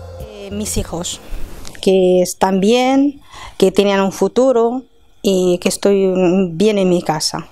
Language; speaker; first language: Spanish; non-native, fluent; Arabic